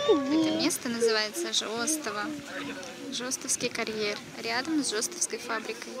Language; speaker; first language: Russian; native; Russian